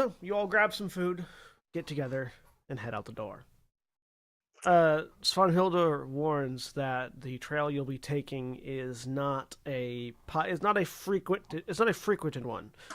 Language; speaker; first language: English; native; English